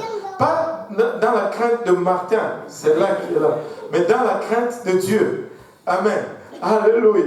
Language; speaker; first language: French; non-native, local second language; Swahili